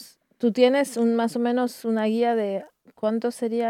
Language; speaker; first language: Spanish; native; Spanish